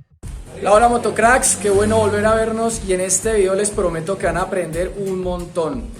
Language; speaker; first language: Spanish; native; Spanish